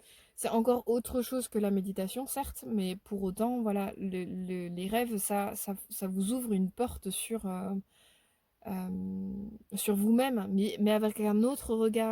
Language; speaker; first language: French; native; French